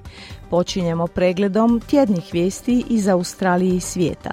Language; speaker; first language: Croatian; native; Croatian